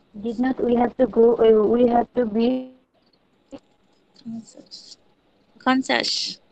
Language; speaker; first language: English; non-native, learner; Bangla